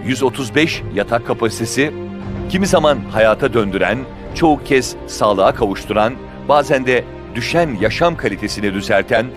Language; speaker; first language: Turkish; native; Turkish